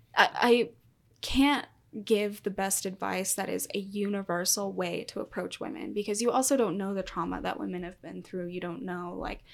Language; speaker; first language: English; native; English